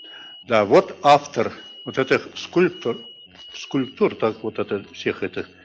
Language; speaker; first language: Russian; non-native, local second language; Bashkir